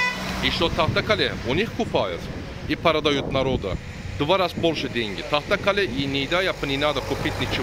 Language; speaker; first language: Russian; non-native, learner; Turkish